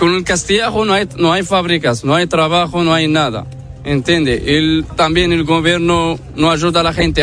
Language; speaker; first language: Spanish; non-native, learner; Arabic